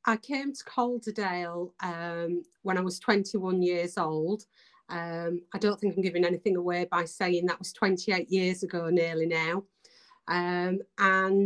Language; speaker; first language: English; native; English